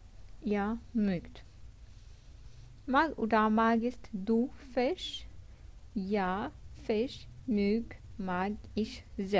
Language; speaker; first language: German; non-native, fluent; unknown